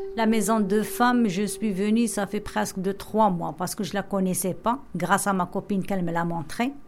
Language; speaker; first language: French; non-native, local second language; Arabic